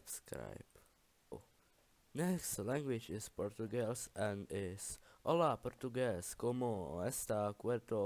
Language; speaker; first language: English; non-native, learner; Czech